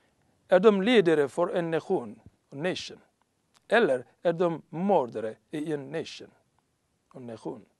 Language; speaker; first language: Swedish; non-native, learner; Somali